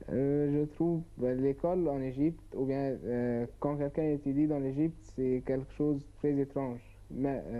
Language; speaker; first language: French; non-native, learner; Arabic